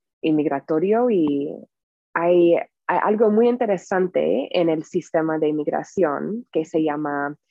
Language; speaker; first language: Spanish; non-native, fluent; English